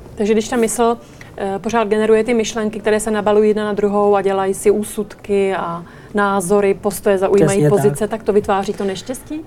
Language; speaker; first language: Czech; native; Czech